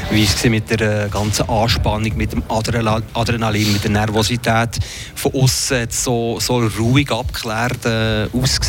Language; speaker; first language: German; native; German